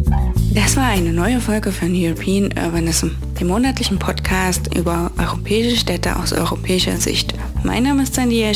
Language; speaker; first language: German; native; German